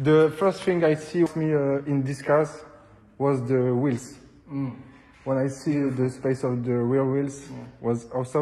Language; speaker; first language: English; non-native, learner; French